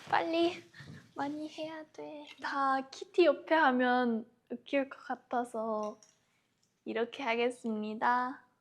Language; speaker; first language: Korean; non-native, learner; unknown